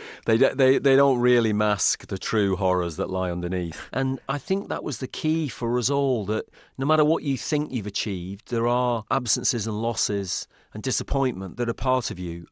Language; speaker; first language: English; native; English